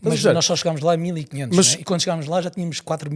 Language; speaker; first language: Portuguese; native; Portuguese